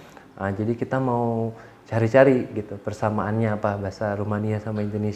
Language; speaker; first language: Indonesian; native; Indonesian